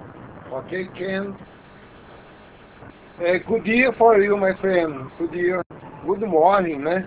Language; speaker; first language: English; non-native, learner; Portuguese